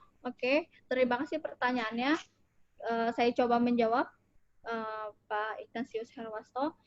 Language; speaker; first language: Indonesian; native; Indonesian